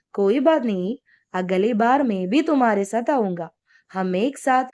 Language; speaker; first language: Hindi; non-native, local second language; Malayalam